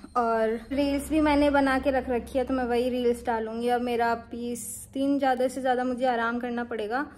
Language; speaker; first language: Hindi; native; Hindi